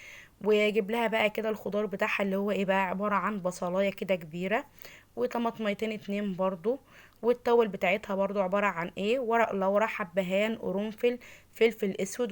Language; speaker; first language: Arabic; native; Arabic